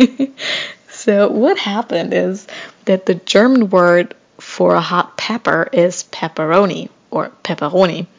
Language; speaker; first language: English; non-native, fluent; German